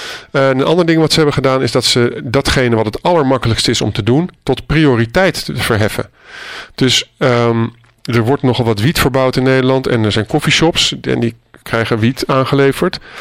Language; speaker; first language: Dutch; native; Dutch